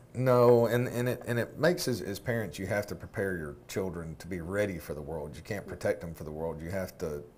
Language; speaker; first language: English; native; English